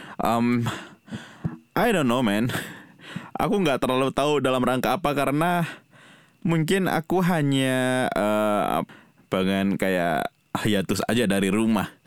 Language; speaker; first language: Indonesian; non-native, local second language; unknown